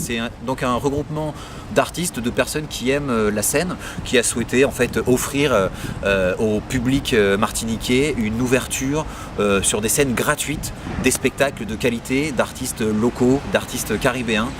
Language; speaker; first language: French; native; French